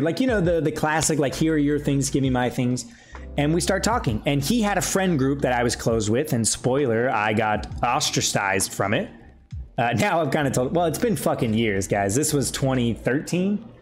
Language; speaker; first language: English; native; English